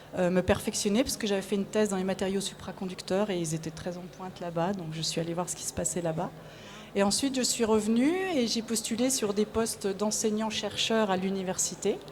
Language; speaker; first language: French; native; French